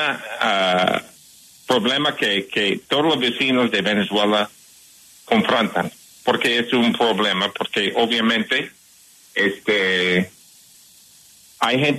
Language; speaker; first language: Spanish; non-native, fluent; English